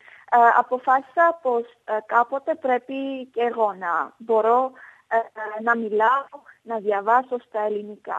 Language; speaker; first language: Greek; non-native, fluent; Armenian